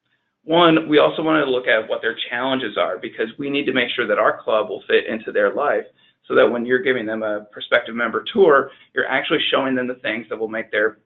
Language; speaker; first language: English; native; English